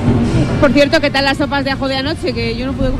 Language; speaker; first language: Spanish; native; Spanish